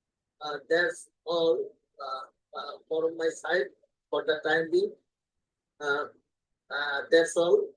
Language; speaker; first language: English; non-native, learner; Bangla